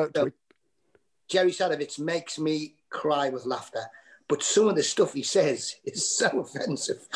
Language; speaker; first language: English; native; English